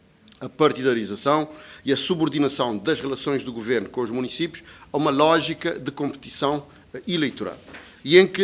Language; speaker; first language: Portuguese; native; Portuguese